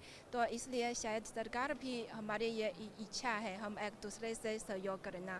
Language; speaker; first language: Hindi; non-native, fluent; Chinese